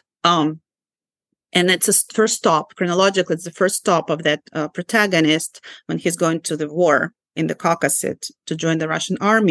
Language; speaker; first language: English; non-native, fluent; Ukrainian